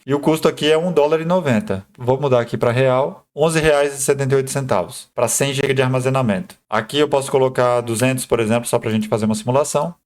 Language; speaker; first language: Portuguese; native; Portuguese